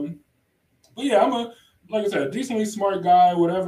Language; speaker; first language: English; native; English